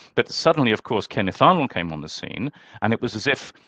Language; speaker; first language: English; native; English